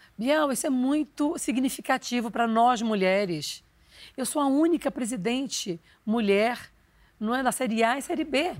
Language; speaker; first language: Portuguese; native; Portuguese